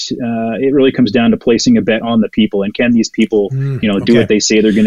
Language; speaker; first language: English; native; English